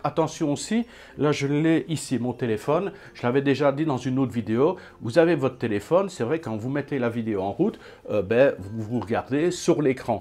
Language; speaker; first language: French; native; French